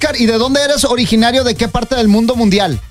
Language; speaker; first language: Spanish; native; Spanish